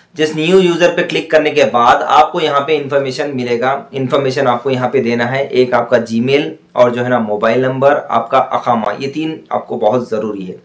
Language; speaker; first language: Hindi; non-native, local second language; Urdu